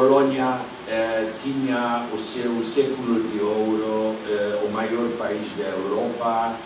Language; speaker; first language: Portuguese; non-native, fluent; Polish